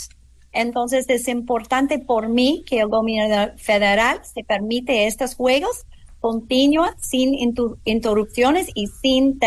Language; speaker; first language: Spanish; non-native, fluent; English